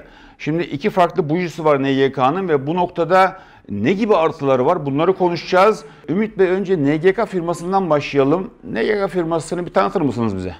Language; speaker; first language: Turkish; native; Turkish